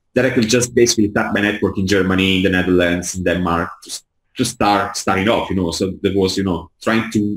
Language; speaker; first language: English; non-native, fluent; Italian